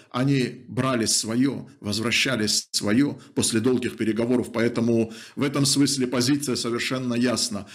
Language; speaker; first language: Russian; native; Russian